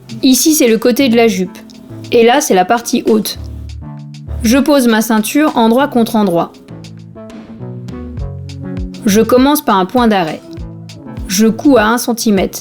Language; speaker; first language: French; native; French